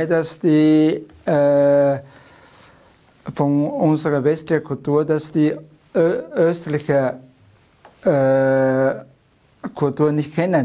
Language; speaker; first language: German; non-native, learner; Chinese